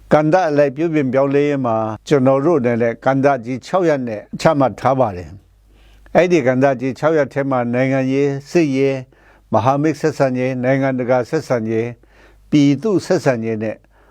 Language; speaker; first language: Burmese; non-native, local second language; Kachin